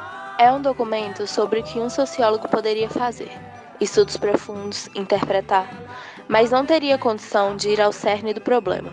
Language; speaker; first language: Portuguese; native; Portuguese